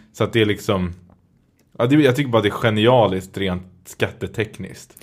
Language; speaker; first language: Swedish; native; Swedish